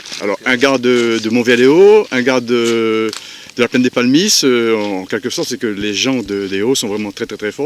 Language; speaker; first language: French; native; French